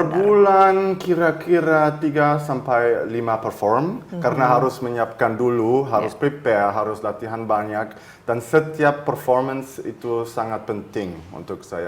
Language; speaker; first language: Indonesian; early bilingual, heritage; German